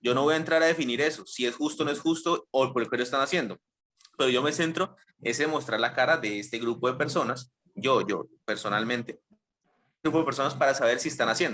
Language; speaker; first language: Spanish; native; Spanish